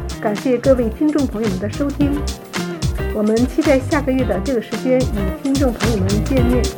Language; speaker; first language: Chinese; non-native, fluent; Japanese